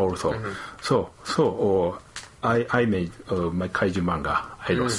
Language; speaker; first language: English; non-native, learner; Japanese